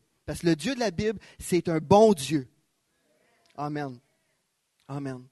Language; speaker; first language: French; native; French